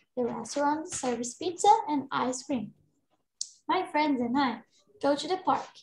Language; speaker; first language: English; non-native, fluent; Portuguese